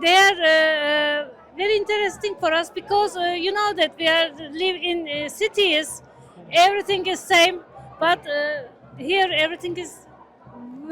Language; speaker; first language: English; non-native, learner; Turkish